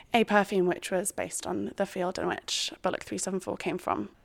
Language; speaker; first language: English; native; English